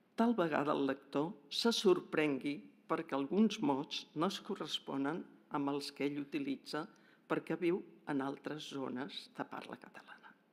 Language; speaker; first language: Catalan; native; Catalan